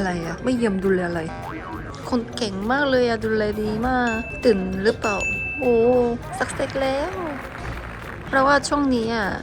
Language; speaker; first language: Thai; non-native, fluent; Korean